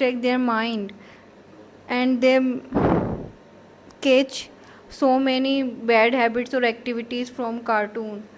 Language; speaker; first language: English; non-native, learner; Hindi